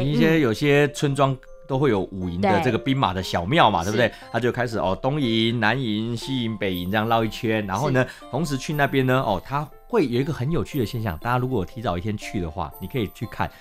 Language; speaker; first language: Chinese; native; Chinese